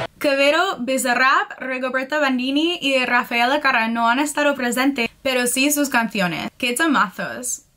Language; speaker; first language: Spanish; non-native, fluent; English